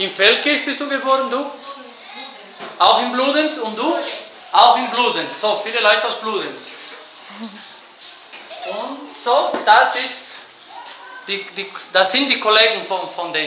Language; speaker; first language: German; early bilingual, heritage; Portuguese